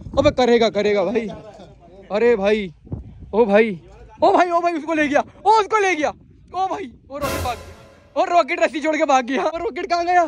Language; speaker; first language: Urdu; native; Urdu